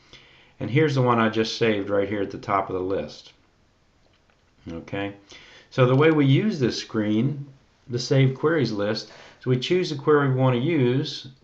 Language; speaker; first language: English; native; English